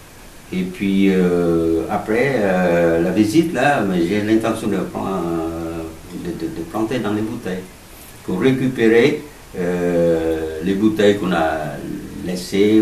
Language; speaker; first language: French; non-native, learner; Vietnamese